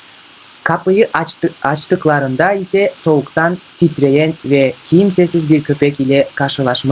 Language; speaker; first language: Turkish; non-native, fluent; Kyrgyz